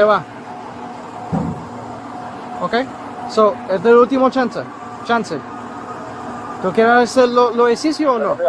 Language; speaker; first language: Spanish; early bilingual, heritage; Spanish